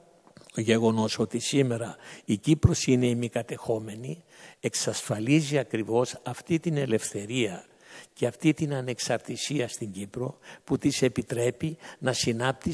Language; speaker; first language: Greek; native; Greek